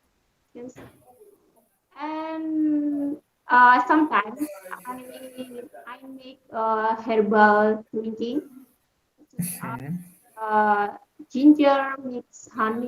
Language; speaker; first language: English; non-native, learner; Indonesian